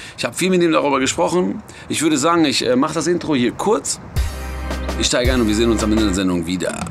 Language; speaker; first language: German; early bilingual, other home language; Persian